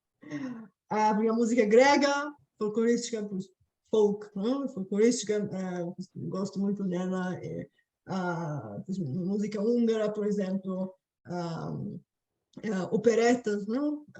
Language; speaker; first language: Portuguese; non-native, fluent; Bulgarian